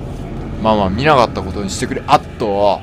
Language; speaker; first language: Japanese; native; Japanese